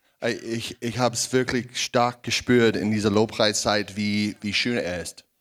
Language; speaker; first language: German; non-native, fluent; English